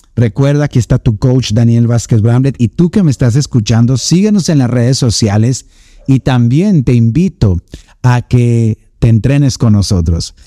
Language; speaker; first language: Spanish; native; Spanish